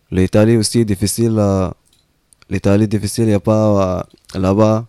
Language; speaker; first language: French; non-native, learner; Arabic